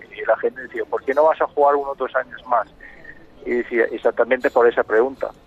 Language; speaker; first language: Spanish; non-native, fluent; Danish